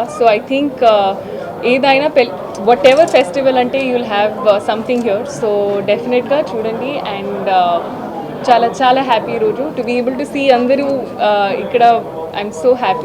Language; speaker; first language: Telugu; non-native, learner; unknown